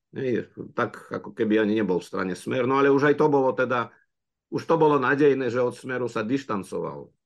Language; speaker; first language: Slovak; non-native, fluent; Russian